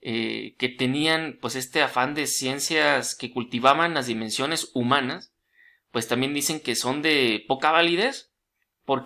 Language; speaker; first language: Spanish; native; Spanish